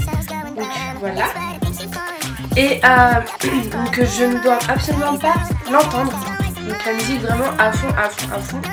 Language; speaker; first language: French; native; French